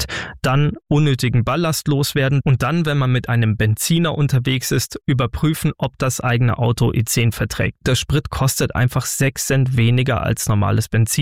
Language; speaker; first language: German; native; German